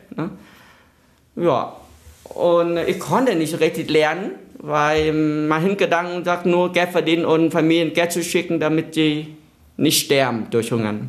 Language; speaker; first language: German; non-native, fluent; Vietnamese